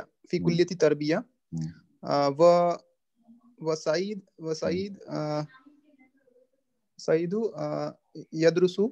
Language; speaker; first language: Arabic; non-native, learner; Urdu